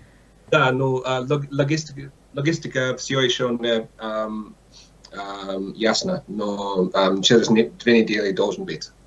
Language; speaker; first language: Russian; non-native, learner; English